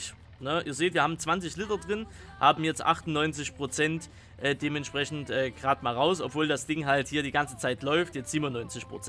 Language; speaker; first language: German; native; German